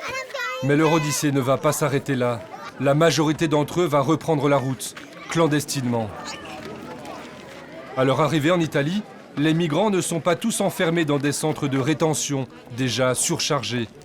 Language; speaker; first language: French; native; French